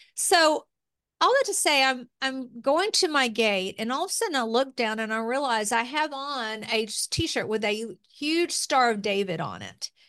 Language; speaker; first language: English; native; English